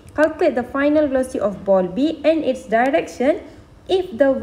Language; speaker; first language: English; non-native, local second language; Malay